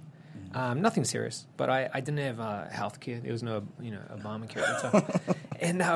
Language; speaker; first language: English; native; English